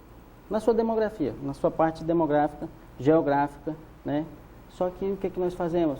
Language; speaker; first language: Portuguese; native; Portuguese